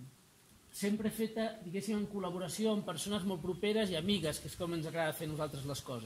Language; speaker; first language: Catalan; native; Catalan